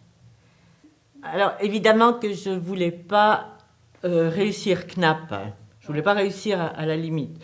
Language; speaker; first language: French; native; French